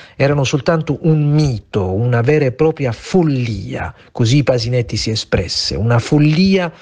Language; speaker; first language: Italian; native; Italian